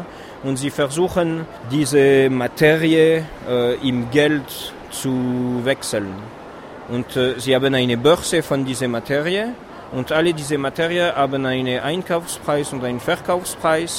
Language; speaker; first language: German; non-native, fluent; French